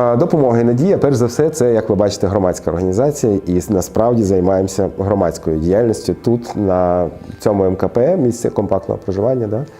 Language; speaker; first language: Ukrainian; non-native, local second language; Russian